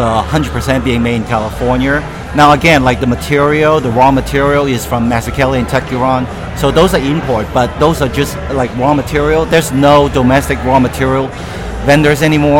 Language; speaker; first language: English; non-native, local second language; Cantonese